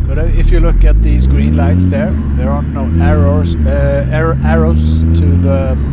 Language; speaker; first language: English; non-native, fluent; Swedish